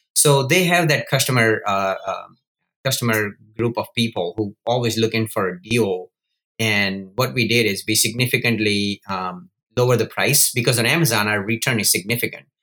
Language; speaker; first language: English; non-native, local second language; Gujarati